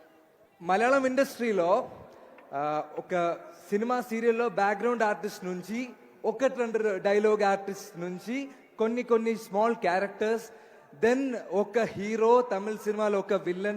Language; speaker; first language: Telugu; non-native, learner; Malayalam